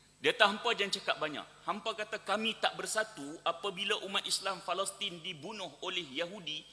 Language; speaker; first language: Malay; native; Malay